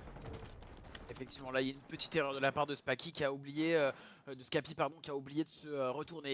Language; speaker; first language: French; native; French